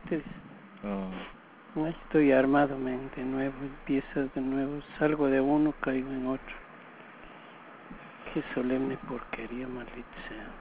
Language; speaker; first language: Spanish; native; Spanish